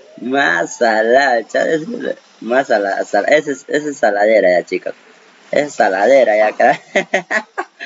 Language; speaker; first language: Spanish; native; Spanish